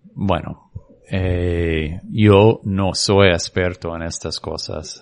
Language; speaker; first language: Spanish; non-native, fluent; English